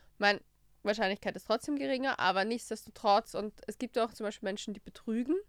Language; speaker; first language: German; early bilingual, other home language; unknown